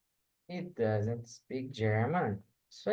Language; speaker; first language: English; non-native, fluent; Portuguese